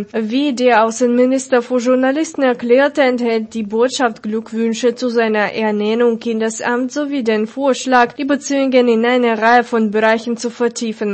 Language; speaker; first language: German; non-native, fluent; Russian